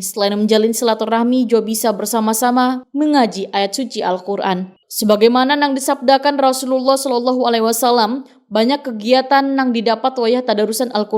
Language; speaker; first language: Indonesian; non-native, local second language; Banjar